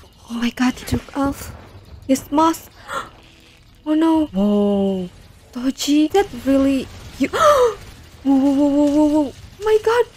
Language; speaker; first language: English; non-native, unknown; Indonesian